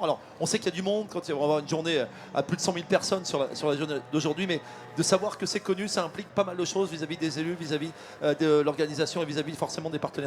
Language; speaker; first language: French; native; French